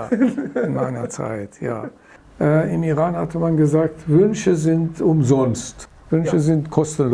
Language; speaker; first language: German; non-native, fluent; Persian